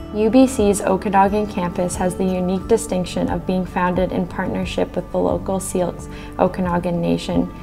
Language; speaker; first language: English; native; English